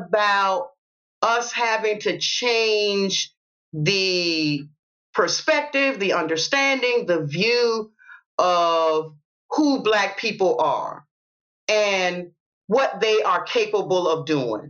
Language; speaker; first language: English; native; English